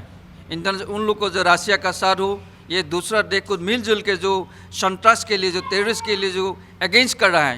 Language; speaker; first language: Hindi; non-native, local second language; Assamese